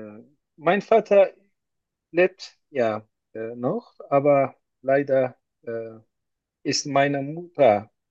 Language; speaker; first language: German; non-native, learner; Turkish